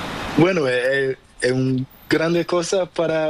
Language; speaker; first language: Spanish; non-native, learner; Portuguese